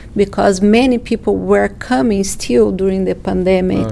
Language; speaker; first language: English; non-native, fluent; Portuguese